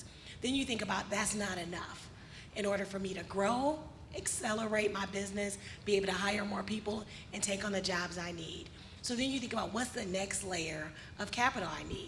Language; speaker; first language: English; native; English